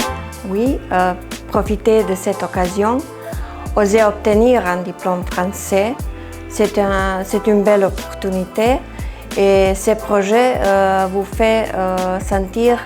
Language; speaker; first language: French; non-native, fluent; Serbian